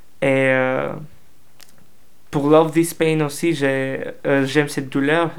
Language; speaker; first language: French; non-native, fluent; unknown